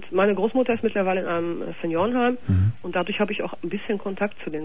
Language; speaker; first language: German; native; German